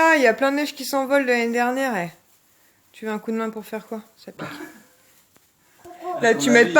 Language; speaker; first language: French; native; French